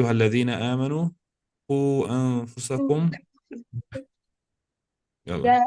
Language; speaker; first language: Arabic; non-native, fluent; English